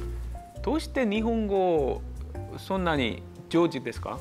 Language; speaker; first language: Japanese; non-native, fluent; Korean